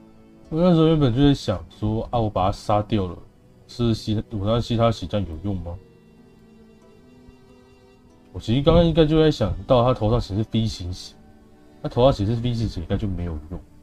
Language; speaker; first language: Chinese; native; Chinese